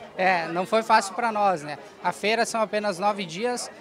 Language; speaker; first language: Portuguese; native; Portuguese